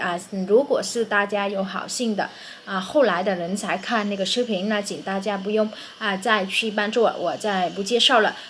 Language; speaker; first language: Chinese; non-native, fluent; Vietnamese